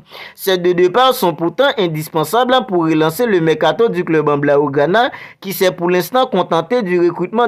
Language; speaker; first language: French; native; French